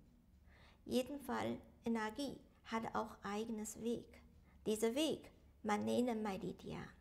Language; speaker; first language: German; non-native, learner; Chinese